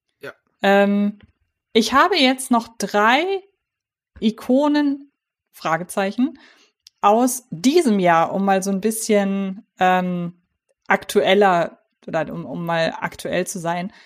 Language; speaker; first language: German; native; German